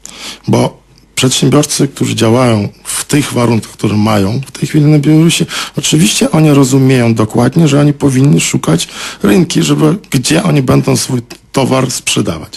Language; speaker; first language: Polish; non-native, fluent; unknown